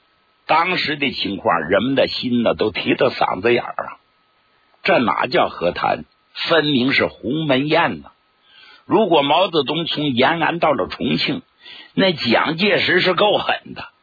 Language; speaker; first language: Chinese; native; Chinese